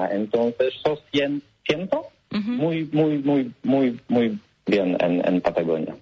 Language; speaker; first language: Spanish; non-native, learner; Polish